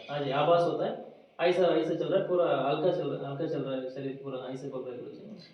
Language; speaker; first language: Hindi; non-native, local second language; Kannada